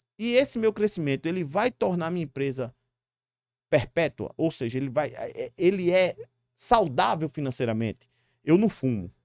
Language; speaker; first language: Portuguese; native; Portuguese